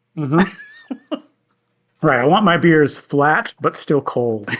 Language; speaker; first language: English; native; English